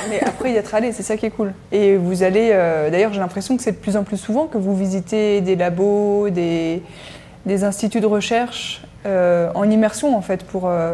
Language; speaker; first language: French; native; French